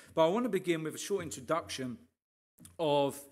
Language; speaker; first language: English; native; English